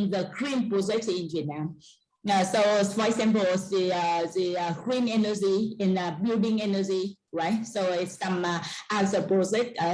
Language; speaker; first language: English; non-native, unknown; Vietnamese